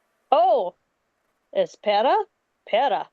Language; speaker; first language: Spanish; non-native, learner; English